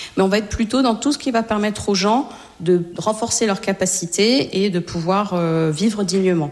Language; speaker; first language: French; native; French